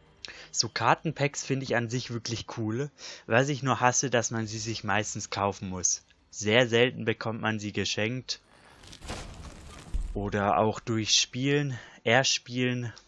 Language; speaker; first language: German; native; German